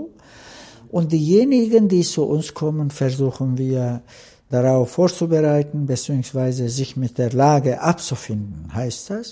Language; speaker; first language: German; non-native, fluent; Turkish